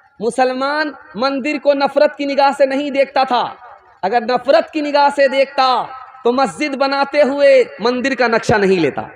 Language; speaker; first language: Urdu; non-native, local second language; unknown